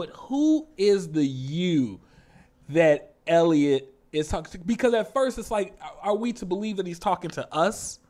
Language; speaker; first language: English; native; English